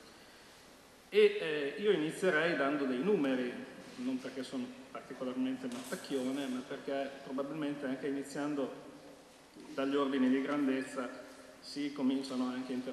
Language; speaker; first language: Italian; native; Italian